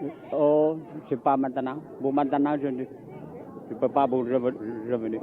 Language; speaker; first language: French; non-native, learner; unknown